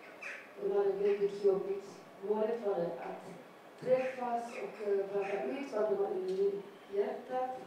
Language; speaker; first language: Swedish; non-native, learner; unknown